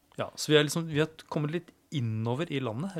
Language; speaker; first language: Norwegian; native; Norwegian